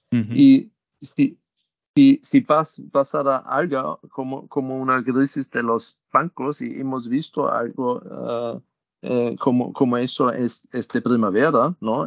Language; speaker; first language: Spanish; non-native, learner; German